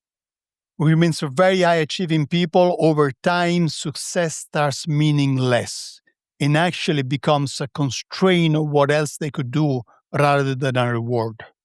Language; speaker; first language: English; non-native, fluent; Italian